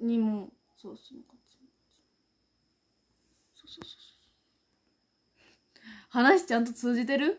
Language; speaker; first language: Japanese; native; Japanese